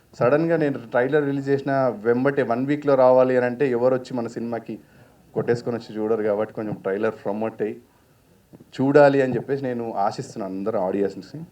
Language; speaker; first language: Telugu; native; Telugu